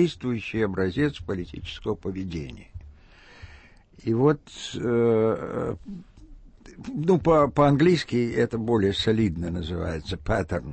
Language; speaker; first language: Russian; native; Russian